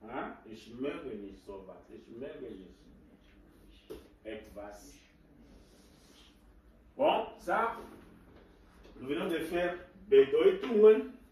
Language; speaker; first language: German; non-native, learner; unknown